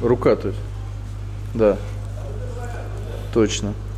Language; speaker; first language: Russian; native; Russian